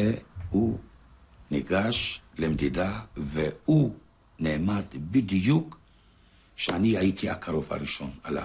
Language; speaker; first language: Hebrew; non-native, fluent; Polish